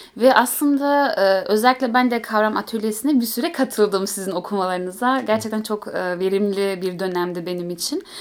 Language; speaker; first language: Turkish; early bilingual, heritage; Turkish